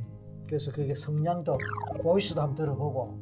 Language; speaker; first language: Korean; native; Korean